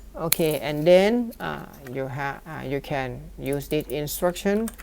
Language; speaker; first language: English; non-native, learner; Thai